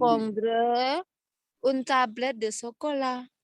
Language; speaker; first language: French; non-native, learner; Indonesian